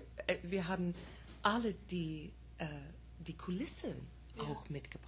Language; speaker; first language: German; non-native, fluent; English